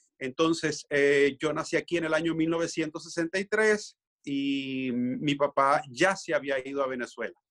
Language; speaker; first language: Spanish; native; Spanish